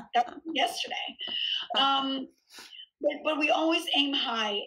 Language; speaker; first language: English; early bilingual, other home language; Spanish